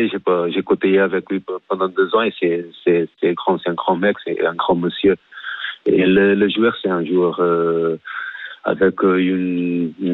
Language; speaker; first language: French; non-native, fluent; Portuguese